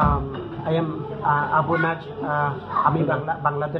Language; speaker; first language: English; non-native, learner; Bangla